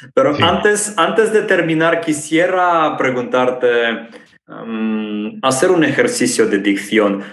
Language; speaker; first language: Spanish; non-native, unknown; Romanian